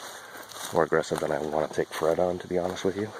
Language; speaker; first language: English; native; English